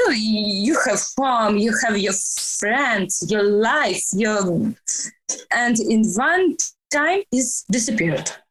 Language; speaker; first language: English; non-native, learner; Ukrainian